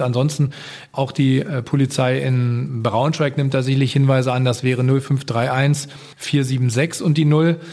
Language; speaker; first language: German; native; German